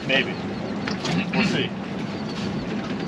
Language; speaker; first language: English; native; English